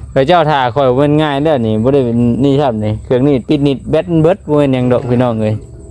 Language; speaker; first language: Thai; native; Thai